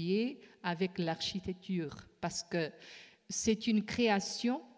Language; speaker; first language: French; non-native, fluent; Portuguese